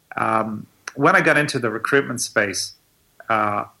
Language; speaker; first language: English; native; English